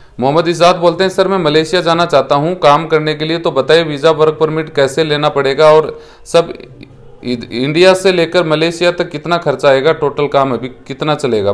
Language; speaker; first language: Hindi; native; Hindi